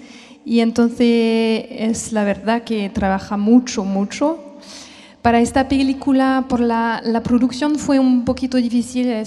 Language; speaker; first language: Spanish; non-native, fluent; French